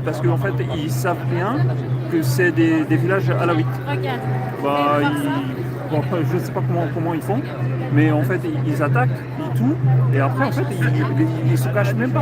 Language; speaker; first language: French; non-native, fluent; Arabic